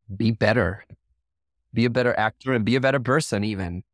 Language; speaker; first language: English; non-native, fluent; Spanish